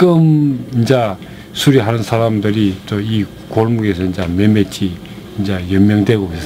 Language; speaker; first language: Korean; native; Korean